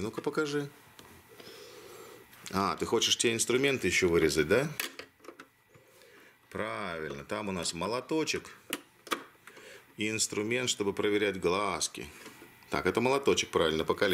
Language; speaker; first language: Russian; native; Russian